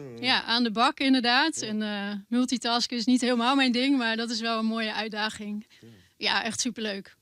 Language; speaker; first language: Dutch; native; Dutch